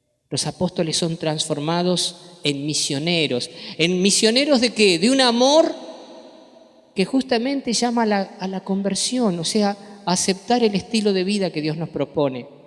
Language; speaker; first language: Spanish; native; Spanish